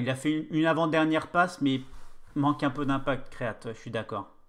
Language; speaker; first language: French; native; French